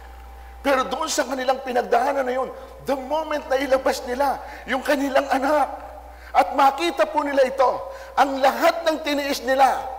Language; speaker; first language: Filipino; native; Filipino